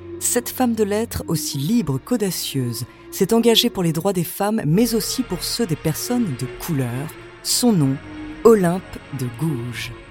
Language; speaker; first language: French; native; French